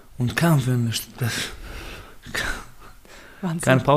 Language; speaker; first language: German; non-native, learner; Baluchi